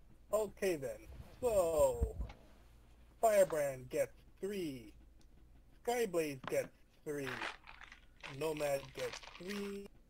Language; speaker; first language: English; native; English